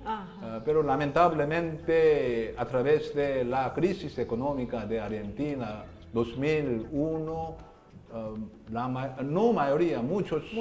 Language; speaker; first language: Spanish; non-native, learner; Korean